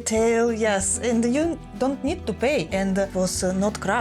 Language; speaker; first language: English; non-native, fluent; Russian